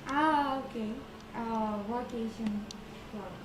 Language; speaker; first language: English; non-native, learner; Japanese